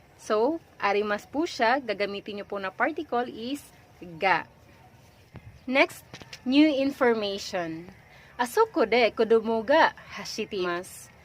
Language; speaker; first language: Filipino; native; Filipino